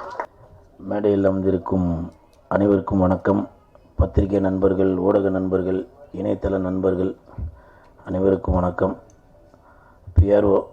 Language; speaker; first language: Tamil; native; Tamil